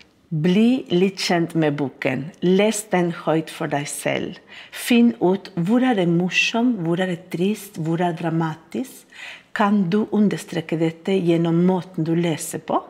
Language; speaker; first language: Norwegian; non-native, fluent; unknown